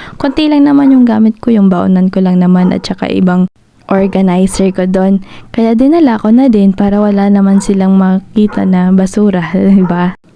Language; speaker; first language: Filipino; non-native, local second language; Cebuano